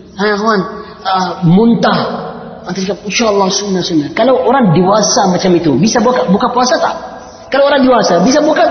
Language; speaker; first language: Indonesian; non-native, learner; Arabic